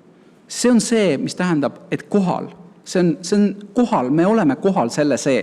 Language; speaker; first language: Estonian; native; Estonian